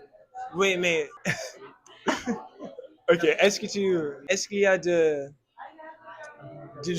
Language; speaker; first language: French; non-native, learner; English